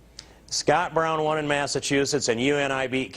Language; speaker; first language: English; native; English